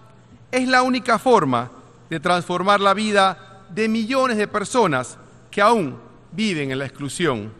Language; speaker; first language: Spanish; native; Spanish